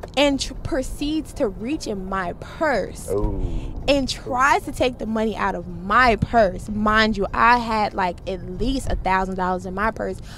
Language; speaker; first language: English; native; English